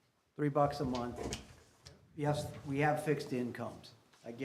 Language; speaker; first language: English; native; English